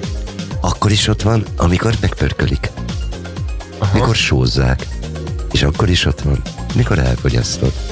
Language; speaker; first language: Hungarian; native; Hungarian